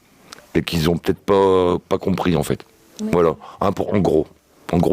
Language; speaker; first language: French; native; French